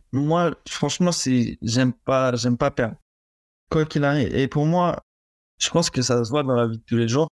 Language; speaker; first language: French; native; French